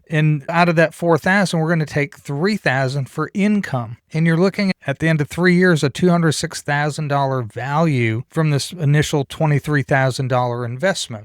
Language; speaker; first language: English; native; English